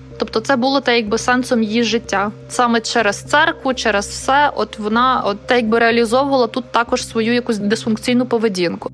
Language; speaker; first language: Ukrainian; native; Ukrainian